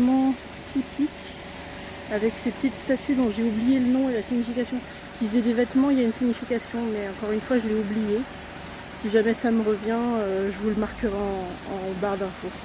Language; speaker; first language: French; native; French